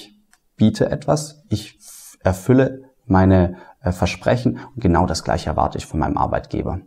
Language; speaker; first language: German; native; German